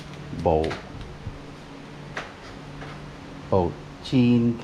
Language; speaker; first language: Vietnamese; non-native, learner; English